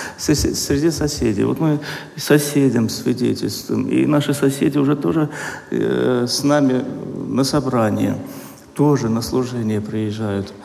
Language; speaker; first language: Russian; non-native, local second language; Azerbaijani